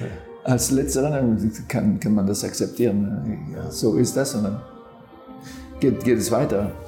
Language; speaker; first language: German; non-native, fluent; French